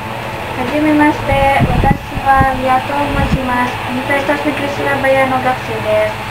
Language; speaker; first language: Japanese; non-native, learner; Indonesian